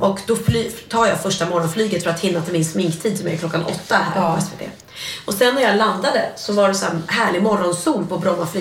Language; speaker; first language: Swedish; native; Swedish